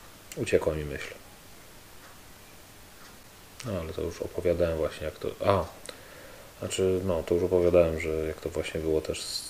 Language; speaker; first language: Polish; native; Polish